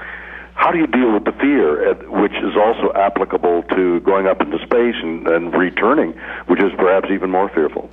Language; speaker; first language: English; native; English